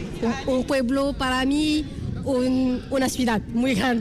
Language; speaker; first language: Spanish; non-native, learner; Arabic